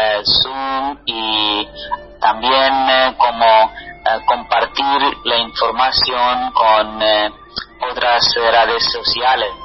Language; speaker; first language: Spanish; non-native, learner; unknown